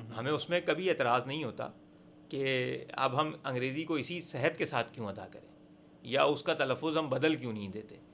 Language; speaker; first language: Urdu; native; Urdu